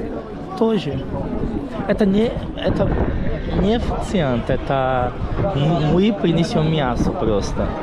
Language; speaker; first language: Russian; non-native, learner; Portuguese